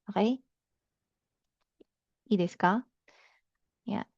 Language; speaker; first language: Japanese; non-native, fluent; Filipino